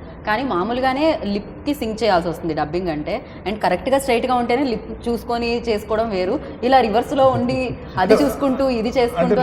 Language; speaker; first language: Telugu; native; Telugu